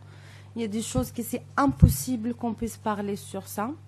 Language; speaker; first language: French; non-native, local second language; Arabic